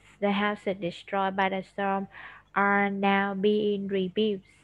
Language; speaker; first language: English; non-native, fluent; Vietnamese